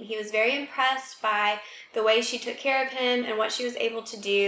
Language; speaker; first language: English; native; English